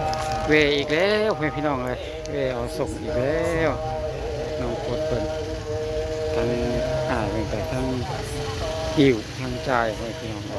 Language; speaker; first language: Thai; non-native, local second language; Lao